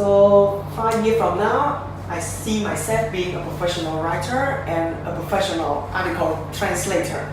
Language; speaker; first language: English; non-native, fluent; Khmer